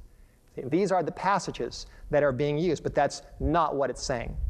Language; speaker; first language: English; native; English